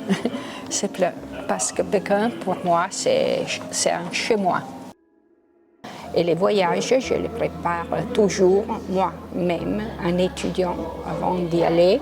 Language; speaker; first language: French; non-native, local second language; Italian